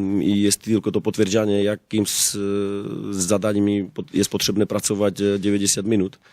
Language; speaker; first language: Polish; non-native, learner; Slovak